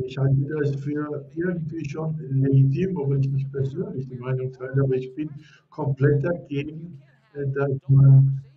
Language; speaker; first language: German; native; German